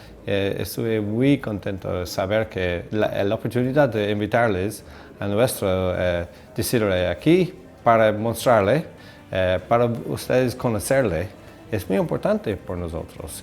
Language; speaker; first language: Spanish; non-native, fluent; English